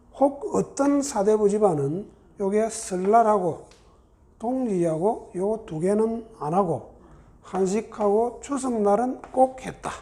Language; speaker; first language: Korean; native; Korean